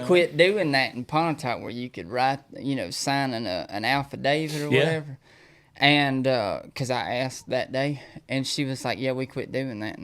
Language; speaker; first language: English; native; English